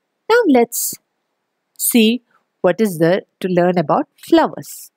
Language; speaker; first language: English; non-native, local second language; Malayalam